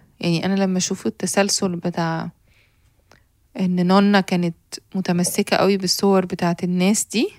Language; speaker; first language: Arabic; native; Arabic